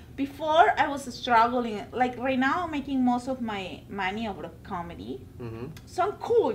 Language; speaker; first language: English; non-native, fluent; Spanish